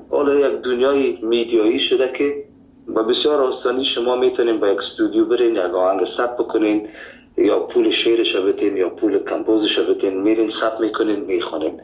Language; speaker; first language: Persian; early bilingual, heritage; Persian